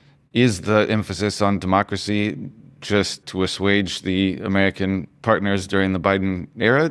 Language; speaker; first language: English; native; English